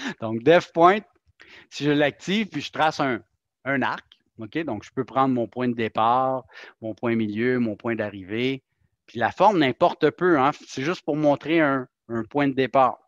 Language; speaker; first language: French; native; French